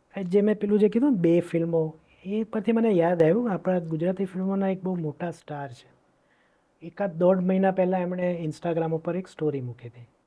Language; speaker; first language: Gujarati; native; Gujarati